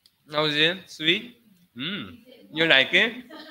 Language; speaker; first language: English; non-native, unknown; Korean